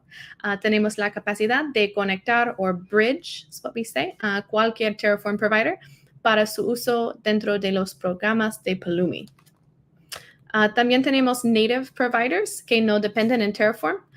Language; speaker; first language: Spanish; non-native, learner; English